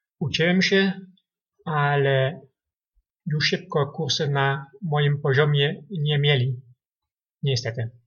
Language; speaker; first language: Polish; non-native, learner; Dutch